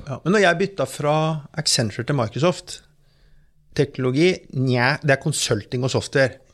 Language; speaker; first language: Norwegian; native; Norwegian